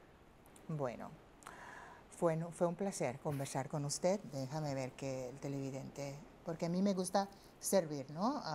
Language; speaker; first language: Spanish; non-native, fluent; Papiamento